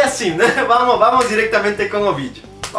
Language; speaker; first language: Portuguese; non-native, fluent; Spanish